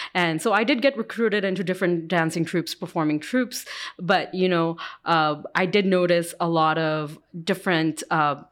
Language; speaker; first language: English; early bilingual, other home language; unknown